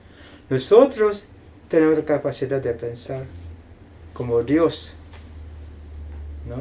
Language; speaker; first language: Spanish; non-native, fluent; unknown